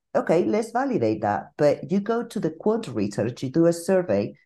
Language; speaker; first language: English; non-native, fluent; Spanish